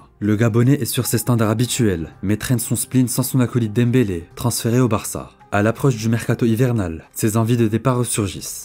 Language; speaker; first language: French; native; French